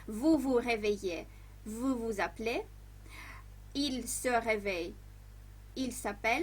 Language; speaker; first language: French; non-native, fluent; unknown